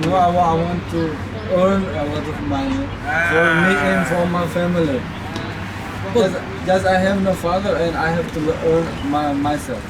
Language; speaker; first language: English; non-native, learner; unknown